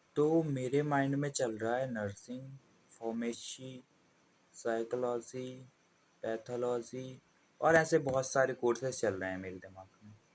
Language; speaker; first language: Hindi; native; Hindi